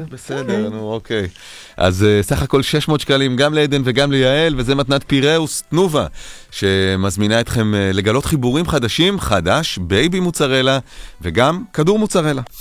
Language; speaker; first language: Hebrew; native; Hebrew